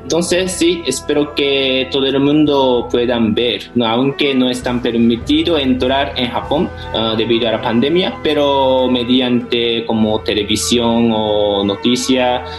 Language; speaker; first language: Spanish; non-native, fluent; Japanese